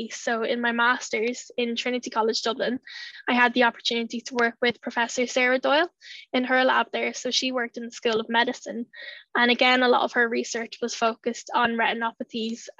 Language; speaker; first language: English; native; English